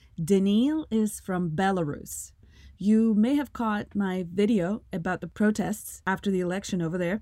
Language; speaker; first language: English; non-native, fluent; Russian